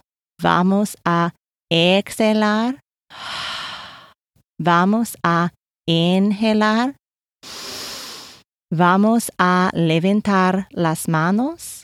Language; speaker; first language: Spanish; non-native, learner; English